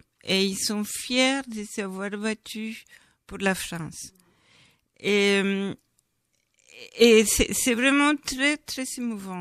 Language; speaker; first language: French; non-native, fluent; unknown